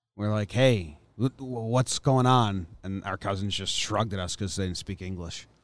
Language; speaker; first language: English; early bilingual, other home language; Italian